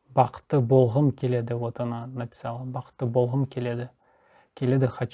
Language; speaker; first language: Kazakh; non-native, learner; Russian